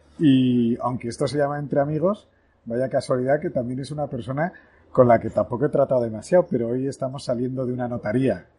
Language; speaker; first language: Spanish; native; Spanish